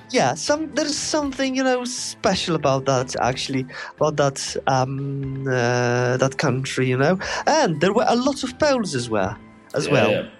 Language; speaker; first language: English; non-native, fluent; Polish